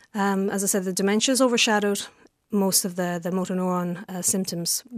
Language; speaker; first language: English; native; English